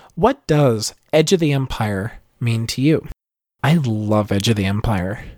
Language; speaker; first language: English; native; English